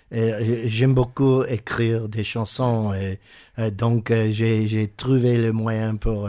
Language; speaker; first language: French; non-native, learner; English